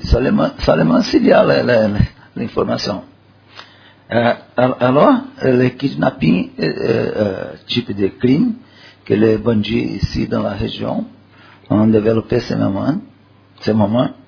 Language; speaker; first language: French; non-native, learner; Portuguese